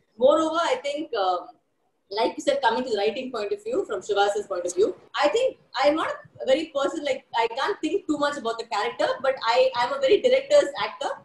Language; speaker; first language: English; non-native, local second language; Tamil